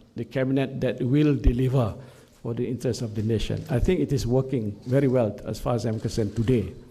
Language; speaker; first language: English; non-native, local second language; Malay